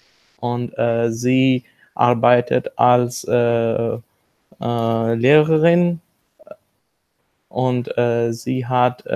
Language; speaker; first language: German; non-native, learner; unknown